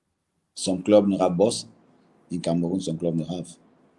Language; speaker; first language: English; non-native, learner; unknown